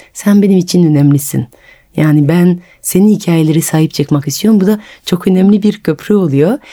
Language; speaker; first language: Turkish; non-native, fluent; French